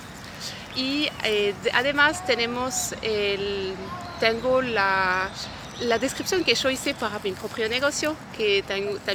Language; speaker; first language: Spanish; non-native, fluent; French